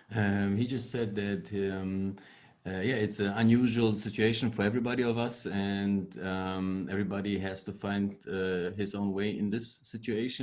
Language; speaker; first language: English; non-native, fluent; Croatian